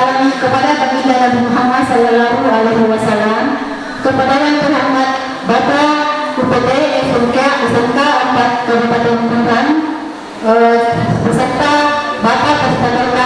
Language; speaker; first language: Indonesian; native; Indonesian